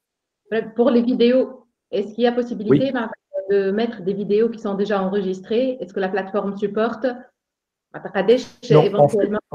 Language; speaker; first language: French; non-native, local second language; Arabic